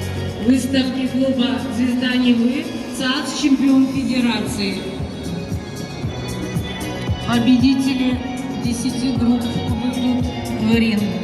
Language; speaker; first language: Russian; native; Russian